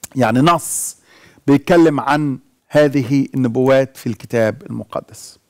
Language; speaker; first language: Arabic; native; Arabic